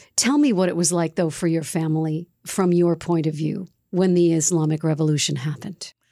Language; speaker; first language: English; native; English